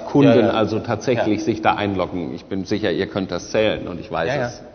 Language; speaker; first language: German; native; German